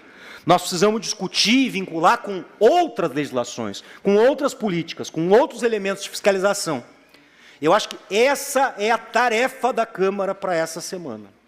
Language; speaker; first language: Portuguese; native; Portuguese